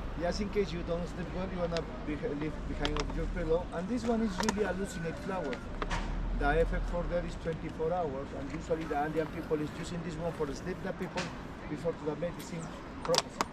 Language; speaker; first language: English; non-native, learner; Spanish